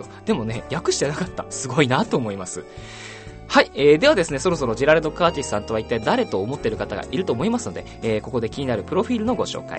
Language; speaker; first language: Japanese; native; Japanese